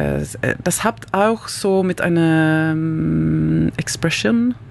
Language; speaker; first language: German; non-native, learner; Swedish